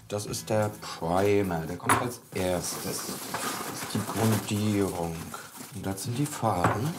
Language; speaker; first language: German; native; German